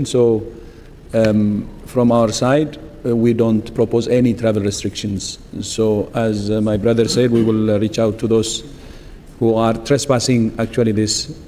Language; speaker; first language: English; non-native, fluent; Tigrinya